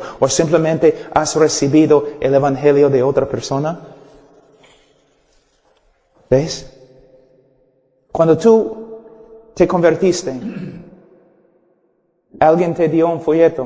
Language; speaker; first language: Spanish; non-native, fluent; English